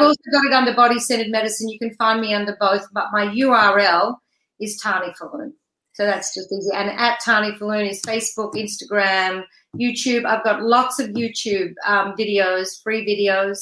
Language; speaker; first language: English; native; English